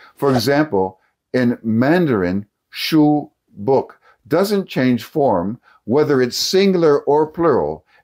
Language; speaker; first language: English; native; English